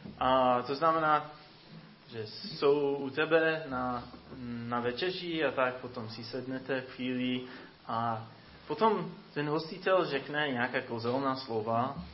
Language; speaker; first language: Czech; non-native, fluent; English